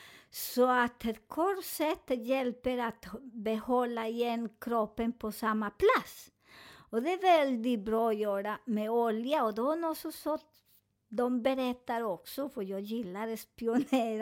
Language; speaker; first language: Swedish; non-native, learner; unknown